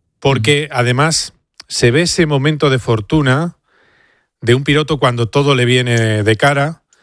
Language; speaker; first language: Spanish; native; Spanish